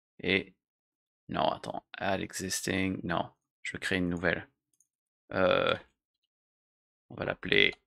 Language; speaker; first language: French; native; French